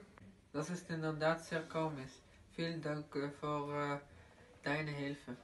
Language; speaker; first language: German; non-native, learner; Dutch